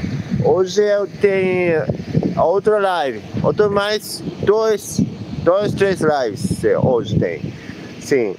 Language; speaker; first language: Portuguese; non-native, learner; Japanese